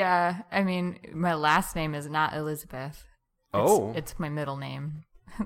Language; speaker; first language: English; native; English